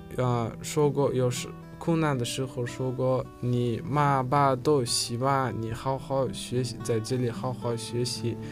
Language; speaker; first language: Chinese; non-native, learner; Uzbek